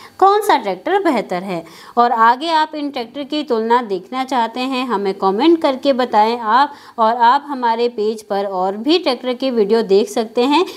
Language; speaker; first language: Hindi; native; Hindi